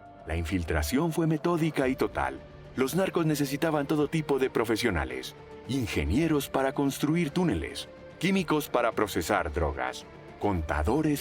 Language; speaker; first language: Spanish; native; Spanish